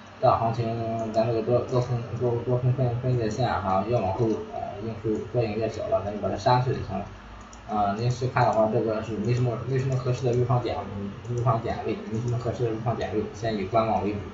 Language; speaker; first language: Chinese; native; Chinese